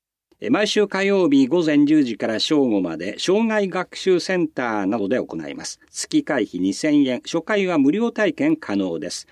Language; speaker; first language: Japanese; native; Japanese